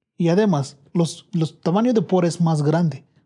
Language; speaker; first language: Spanish; non-native, learner; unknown